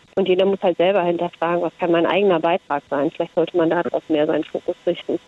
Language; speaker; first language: German; early bilingual, heritage; German